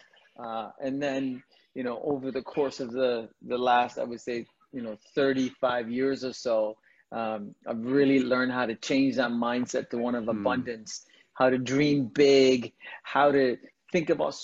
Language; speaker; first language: English; non-native, local second language; Tamil